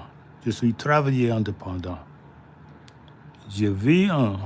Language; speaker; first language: French; non-native, learner; English